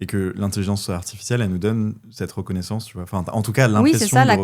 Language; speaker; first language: French; native; French